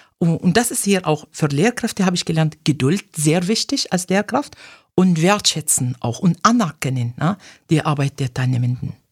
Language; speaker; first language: German; non-native, fluent; Arabic